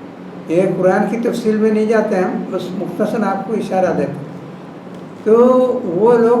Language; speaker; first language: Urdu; non-native, local second language; Malayalam